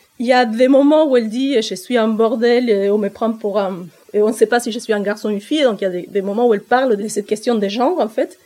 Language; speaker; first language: French; non-native, fluent; Spanish